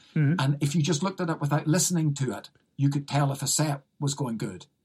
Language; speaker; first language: English; native; English